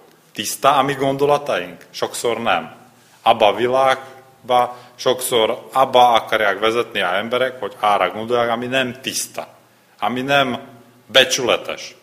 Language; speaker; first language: Hungarian; non-native, learner; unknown